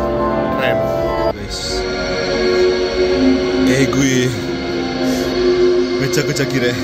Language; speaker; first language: Japanese; non-native, fluent; Indonesian